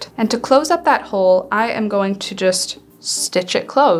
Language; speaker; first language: English; native; English